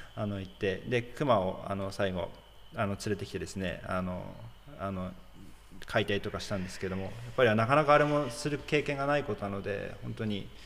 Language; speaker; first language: Japanese; native; Japanese